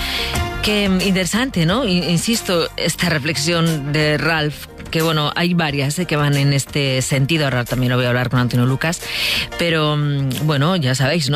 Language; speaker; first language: Spanish; native; Spanish